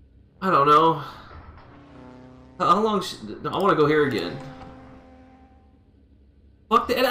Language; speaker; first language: English; native; English